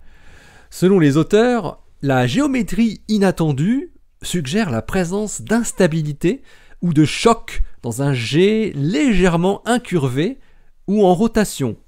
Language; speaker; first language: French; native; French